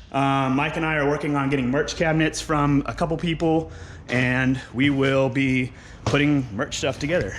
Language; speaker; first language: English; native; English